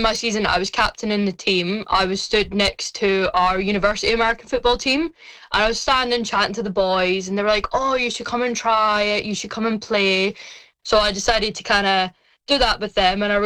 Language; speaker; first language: English; native; English